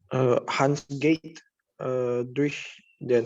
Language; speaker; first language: German; non-native, learner; Indonesian